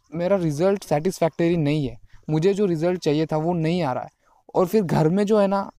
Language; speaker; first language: Hindi; non-native, local second language; Marathi